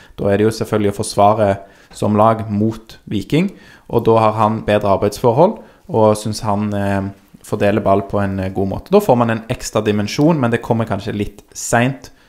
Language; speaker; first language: Norwegian; native; Norwegian